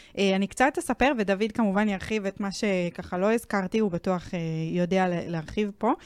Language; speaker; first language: Hebrew; native; Hebrew